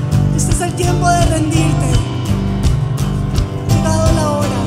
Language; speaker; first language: Spanish; native; Spanish